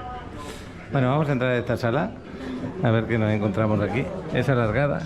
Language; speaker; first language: Spanish; native; Spanish